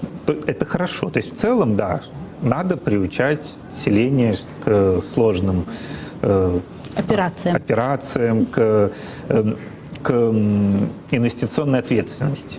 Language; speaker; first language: Russian; native; Russian